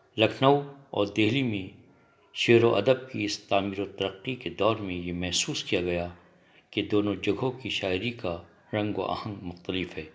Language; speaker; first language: Urdu; native; Urdu